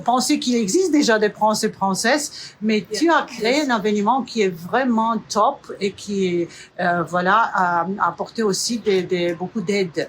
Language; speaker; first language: French; non-native, fluent; Romanian